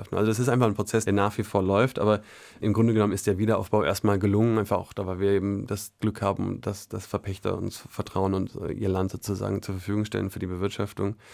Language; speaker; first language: German; native; German